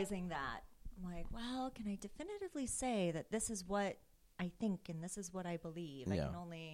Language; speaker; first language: English; native; English